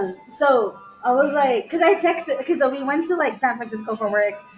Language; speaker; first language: English; early bilingual, other home language; Spanish